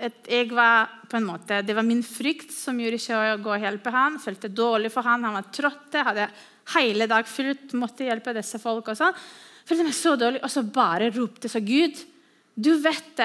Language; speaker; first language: Norwegian; non-native, fluent; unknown